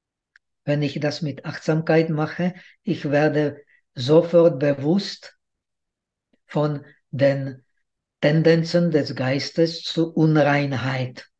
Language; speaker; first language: German; non-native, fluent; Czech